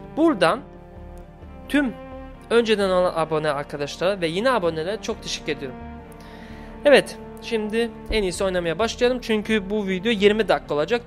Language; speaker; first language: Turkish; early bilingual, heritage; Turkish